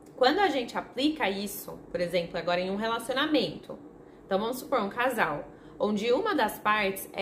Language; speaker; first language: Portuguese; non-native, fluent; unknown